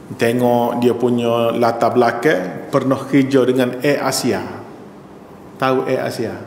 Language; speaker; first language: Malay; native; Malay